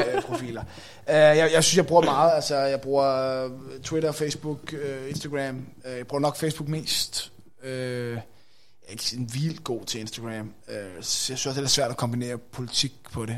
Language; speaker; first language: Danish; native; Danish